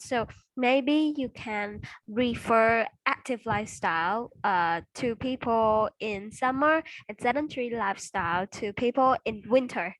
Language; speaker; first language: English; non-native, fluent; Vietnamese